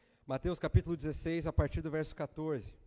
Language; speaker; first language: Portuguese; native; Portuguese